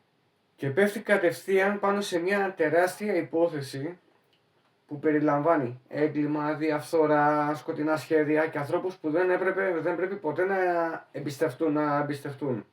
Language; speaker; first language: Greek; native; Greek